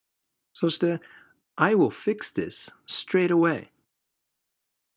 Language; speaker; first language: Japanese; non-native, fluent; English